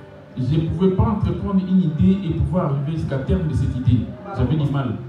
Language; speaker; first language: French; non-native, local second language; Lingala